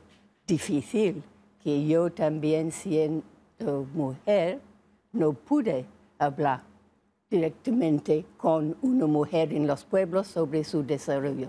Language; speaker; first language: Spanish; non-native, fluent; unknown